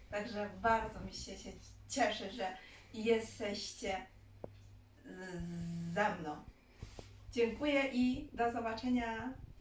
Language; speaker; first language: Polish; non-native, learner; Chinese